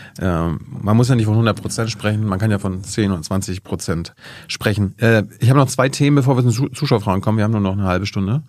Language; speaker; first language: German; native; German